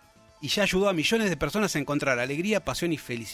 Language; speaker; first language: Spanish; native; Spanish